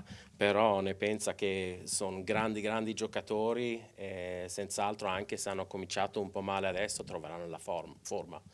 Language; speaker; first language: Italian; non-native, local second language; Swedish